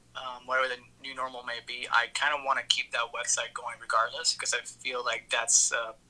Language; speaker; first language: English; early bilingual, other home language; Spanish